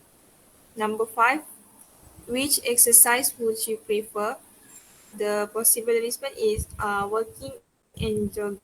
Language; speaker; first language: English; non-native, local second language; Malay